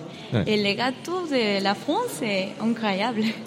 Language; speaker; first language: French; non-native, learner; Spanish